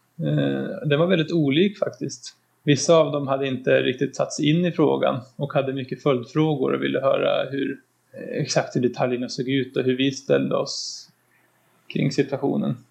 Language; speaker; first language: Swedish; native; Swedish